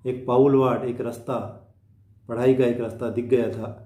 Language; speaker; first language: Hindi; non-native, local second language; Marathi